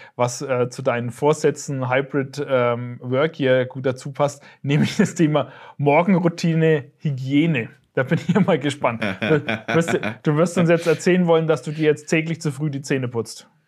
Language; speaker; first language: German; native; German